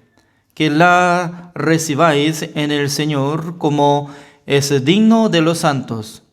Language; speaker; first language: Spanish; non-native, fluent; Korean